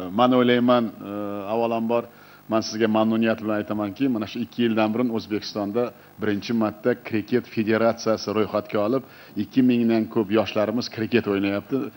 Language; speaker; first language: Uzbek; native; Uzbek